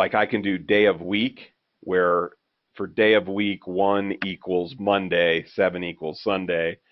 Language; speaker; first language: English; native; English